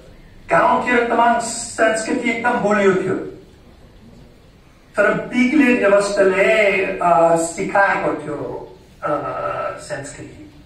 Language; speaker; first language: Nepali; non-native, learner; English